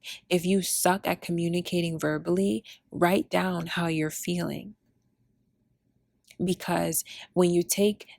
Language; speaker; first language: English; early bilingual, other home language; Spanish